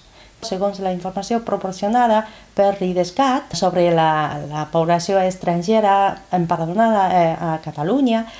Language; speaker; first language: Catalan; non-native, fluent; Chinese